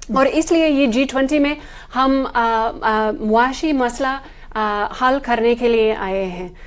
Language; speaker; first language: Hindi; non-native, fluent; English